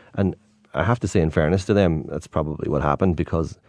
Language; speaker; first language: English; native; English